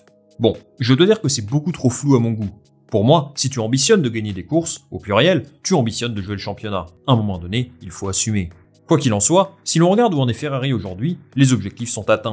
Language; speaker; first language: French; native; French